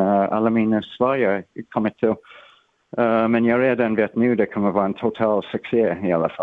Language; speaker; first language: Swedish; non-native, fluent; English